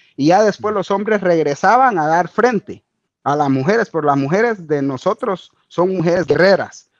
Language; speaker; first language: Spanish; native; Spanish